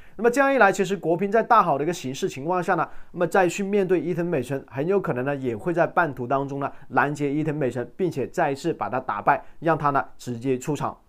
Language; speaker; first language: Chinese; native; Chinese